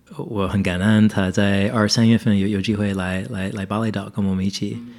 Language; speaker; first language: Chinese; non-native, fluent; English